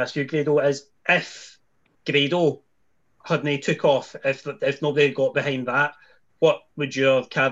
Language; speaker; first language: English; native; English